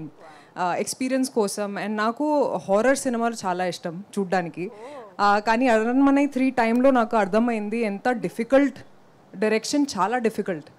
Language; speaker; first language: Telugu; non-native, local second language; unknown